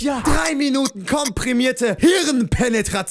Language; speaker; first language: German; native; German